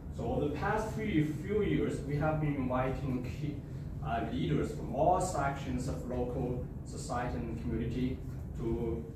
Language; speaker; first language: English; non-native, fluent; Chinese